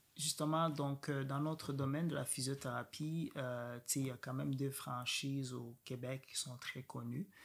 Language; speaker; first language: French; non-native, local second language; Rundi